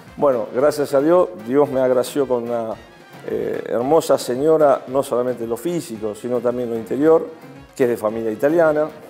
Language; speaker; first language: Spanish; early bilingual, other home language; Arabic